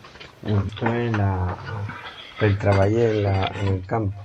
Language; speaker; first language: Spanish; non-native, learner; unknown